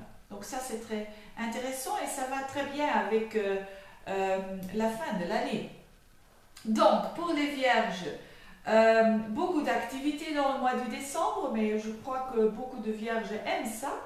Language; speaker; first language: French; non-native, fluent; Dutch